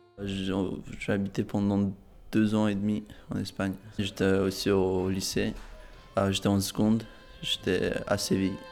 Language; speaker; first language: French; non-native, fluent; Azerbaijani